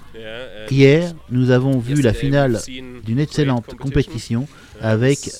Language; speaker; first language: French; non-native, fluent; German